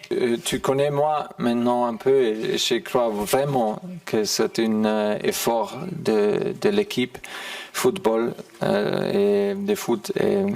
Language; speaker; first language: French; non-native, fluent; German